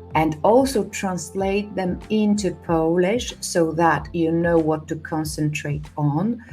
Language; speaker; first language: English; non-native, fluent; Polish